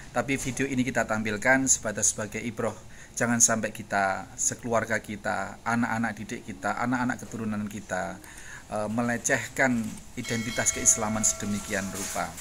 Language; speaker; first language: Indonesian; native; Indonesian